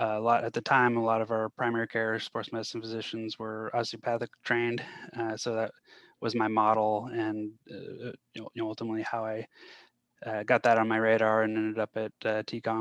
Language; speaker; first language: English; native; English